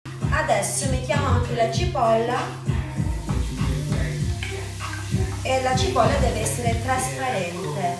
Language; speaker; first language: Italian; early bilingual, other home language; Filipino